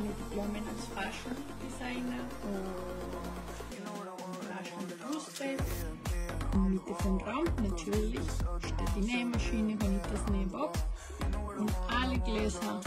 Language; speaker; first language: German; non-native, learner; Spanish